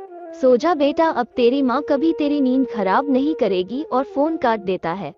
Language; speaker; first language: Hindi; native; Hindi